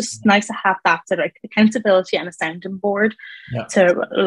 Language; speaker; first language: English; native; English